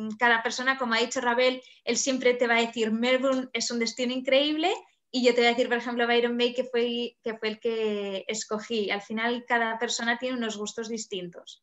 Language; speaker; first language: Spanish; native; Spanish